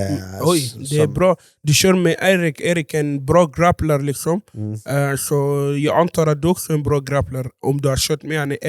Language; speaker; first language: Swedish; non-native, fluent; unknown